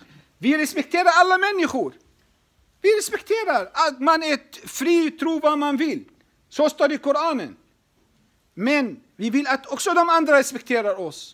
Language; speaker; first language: Swedish; non-native, fluent; Arabic